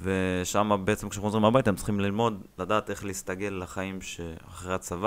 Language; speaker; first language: Hebrew; native; Hebrew